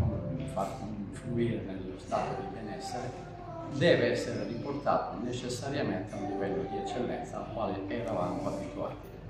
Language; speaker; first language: Italian; native; Italian